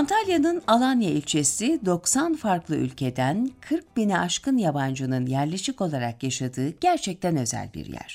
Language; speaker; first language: Turkish; native; Turkish